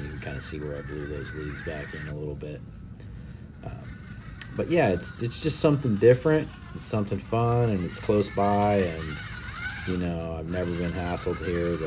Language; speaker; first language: English; native; English